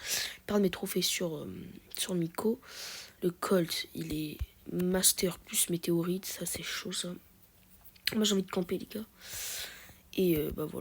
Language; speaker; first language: French; native; French